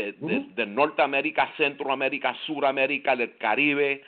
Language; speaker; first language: Spanish; native; Spanish